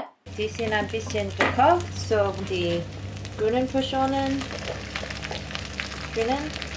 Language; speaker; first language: German; non-native, learner; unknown